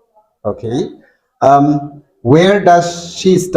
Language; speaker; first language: English; non-native, fluent; Bangla